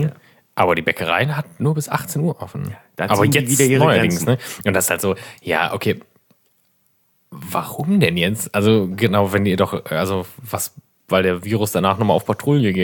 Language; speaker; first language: German; native; German